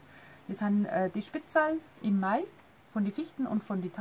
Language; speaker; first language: German; native; German